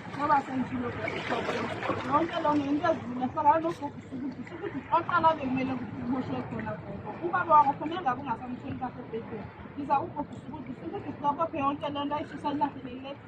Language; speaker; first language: Zulu; non-native, local second language; Xhosa